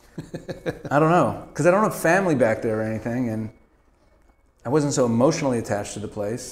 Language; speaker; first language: English; native; English